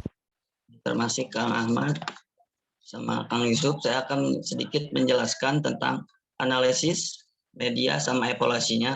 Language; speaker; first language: Indonesian; native; Indonesian